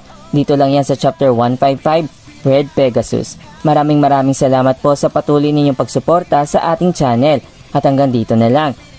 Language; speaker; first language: Filipino; native; Filipino